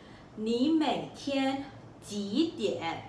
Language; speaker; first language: Chinese; non-native, local second language; Malay